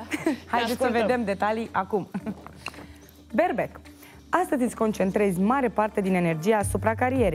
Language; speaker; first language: Romanian; native; Romanian